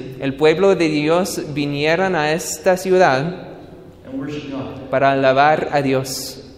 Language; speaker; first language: Spanish; non-native, learner; English